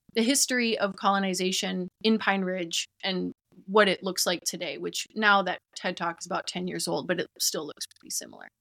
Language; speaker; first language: English; native; English